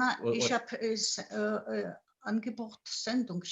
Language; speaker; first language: German; non-native, fluent; Polish